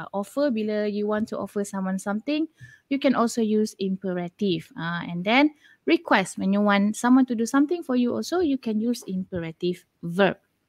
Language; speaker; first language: English; non-native, local second language; Malay